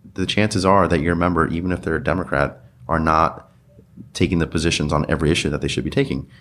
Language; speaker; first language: English; native; English